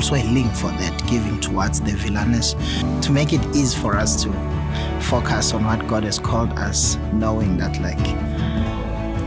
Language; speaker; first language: English; non-native, local second language; Swati